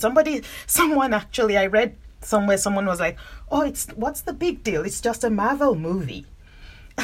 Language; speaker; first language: English; non-native, local second language; Yoruba